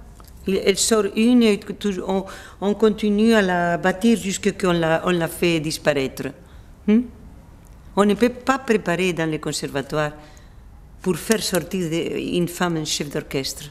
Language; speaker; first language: French; non-native, fluent; Spanish